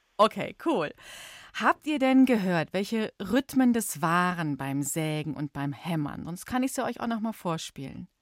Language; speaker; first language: German; native; German